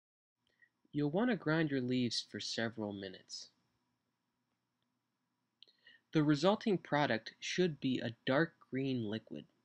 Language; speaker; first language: English; native; English